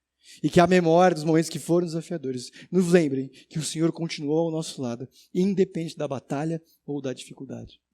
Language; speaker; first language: Portuguese; native; Portuguese